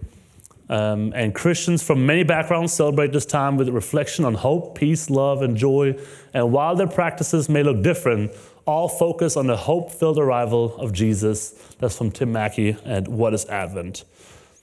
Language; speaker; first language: English; non-native, fluent; German